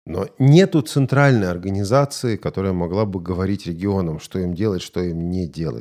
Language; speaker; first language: Russian; native; Russian